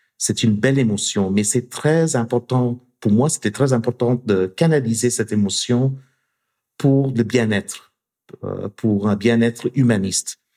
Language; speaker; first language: French; non-native, fluent; English